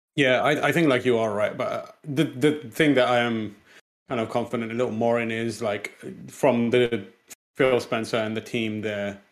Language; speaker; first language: English; non-native, local second language; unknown